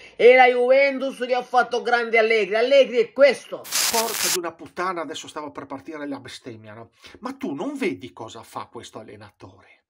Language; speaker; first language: Italian; native; Italian